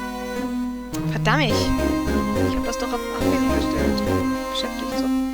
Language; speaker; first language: German; native; German